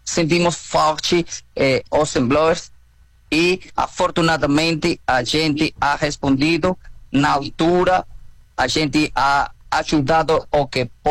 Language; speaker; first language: Portuguese; non-native, learner; Spanish